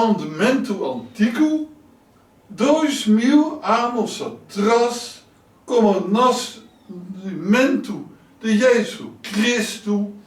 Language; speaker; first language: Portuguese; non-native, learner; Dutch